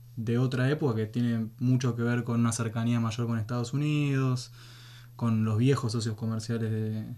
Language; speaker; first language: Spanish; native; Spanish